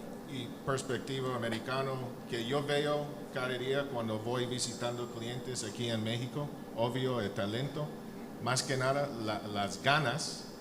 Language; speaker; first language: Spanish; non-native, learner; English